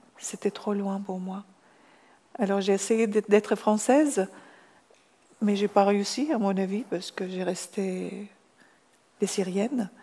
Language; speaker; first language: French; non-native, fluent; Arabic